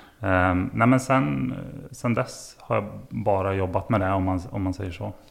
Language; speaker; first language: Swedish; native; Swedish